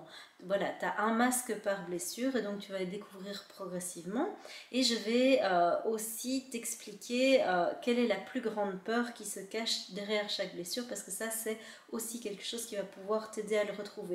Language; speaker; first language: French; native; French